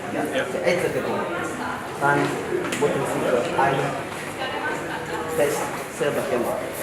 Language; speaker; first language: German; non-native, learner; Vietnamese